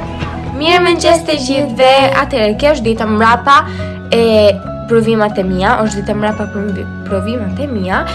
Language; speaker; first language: Albanian; early bilingual, heritage; Albanian